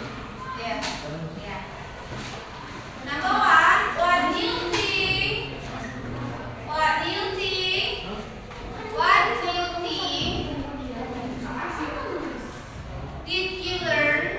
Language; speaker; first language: English; non-native, learner; Indonesian